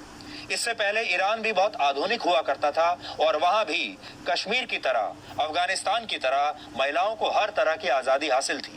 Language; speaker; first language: Hindi; native; Hindi